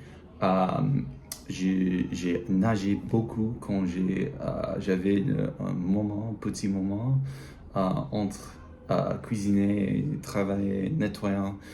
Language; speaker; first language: French; non-native, learner; English